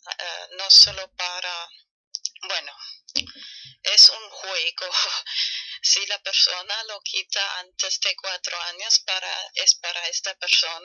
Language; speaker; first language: Spanish; non-native, fluent; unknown